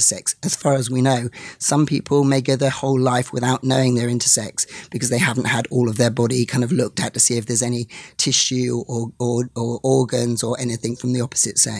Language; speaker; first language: English; native; English